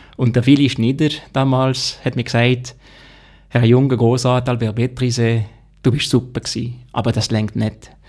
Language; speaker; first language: German; non-native, local second language; French